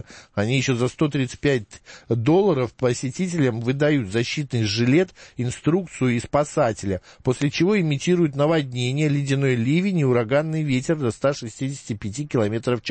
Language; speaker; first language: Russian; native; Russian